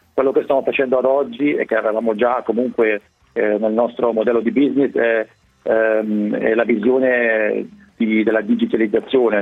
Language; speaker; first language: Italian; early bilingual, other home language; German